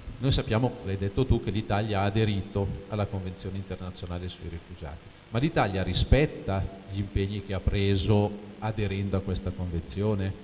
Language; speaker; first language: Italian; native; Italian